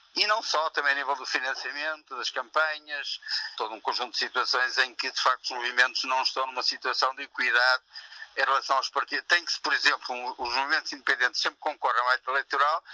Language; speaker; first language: Portuguese; native; Portuguese